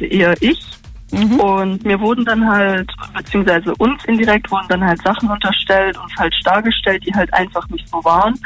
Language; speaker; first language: German; native; German